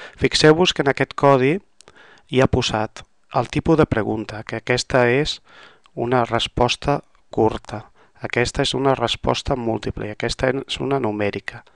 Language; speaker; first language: Catalan; non-native, local second language; Spanish